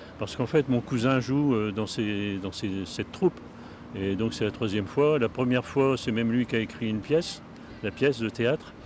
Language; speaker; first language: French; native; French